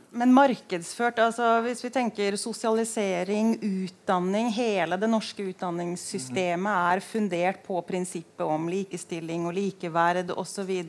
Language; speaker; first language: Norwegian; native; Norwegian